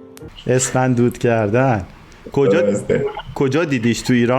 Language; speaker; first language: Persian; native; Persian